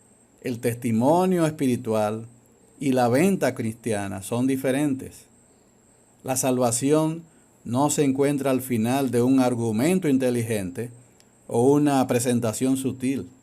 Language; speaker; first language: Spanish; native; Spanish